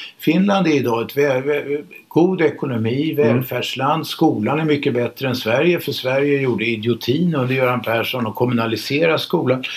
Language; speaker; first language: Swedish; native; Swedish